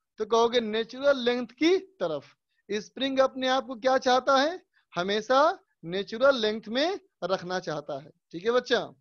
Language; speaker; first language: Hindi; native; Hindi